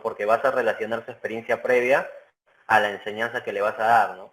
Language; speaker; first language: Spanish; native; Spanish